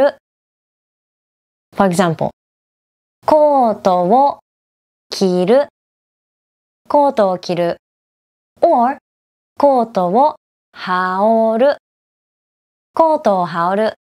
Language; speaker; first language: Japanese; native; Japanese